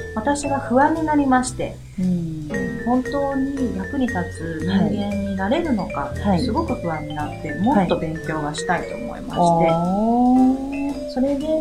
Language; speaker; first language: Japanese; native; Japanese